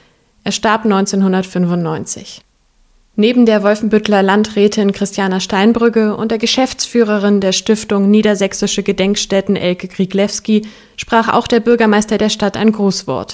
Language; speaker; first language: German; native; German